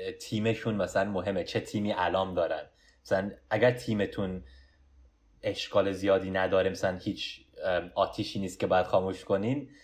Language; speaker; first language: Persian; early bilingual, heritage; Persian